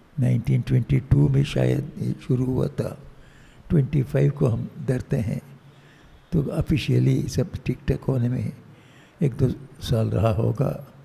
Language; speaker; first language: Hindi; non-native, local second language; Tamil